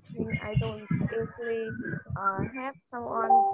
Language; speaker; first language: English; non-native, learner; Vietnamese